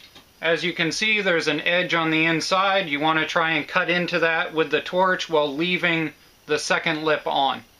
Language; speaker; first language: English; native; English